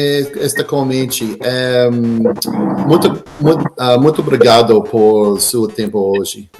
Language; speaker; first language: Portuguese; non-native, learner; English